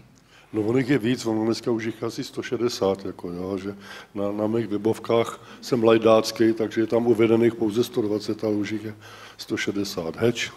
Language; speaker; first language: Czech; native; Czech